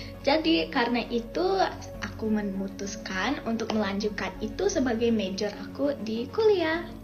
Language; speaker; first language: Indonesian; non-native, fluent; English